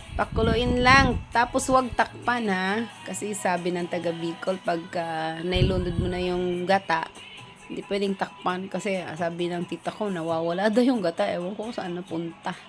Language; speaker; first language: Filipino; non-native, local second language; Cebuano